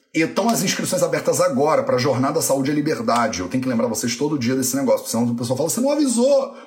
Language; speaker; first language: Portuguese; native; Portuguese